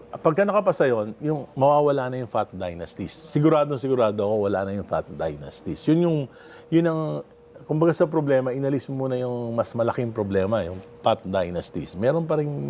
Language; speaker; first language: Filipino; native; Filipino